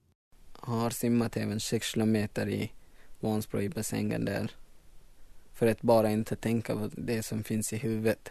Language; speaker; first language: Swedish; non-native, learner; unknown